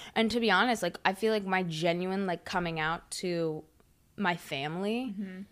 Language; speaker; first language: English; native; English